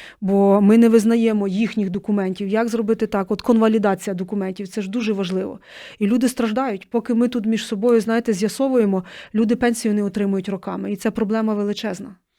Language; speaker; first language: Ukrainian; native; Ukrainian